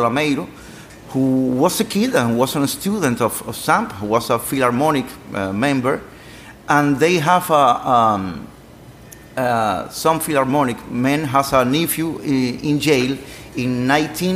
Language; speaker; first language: English; non-native, learner; Spanish